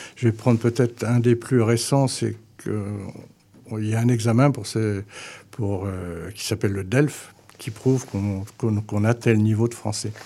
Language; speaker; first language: French; native; French